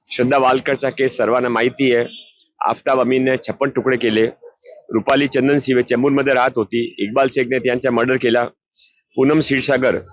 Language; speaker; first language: Marathi; non-native, local second language; Hindi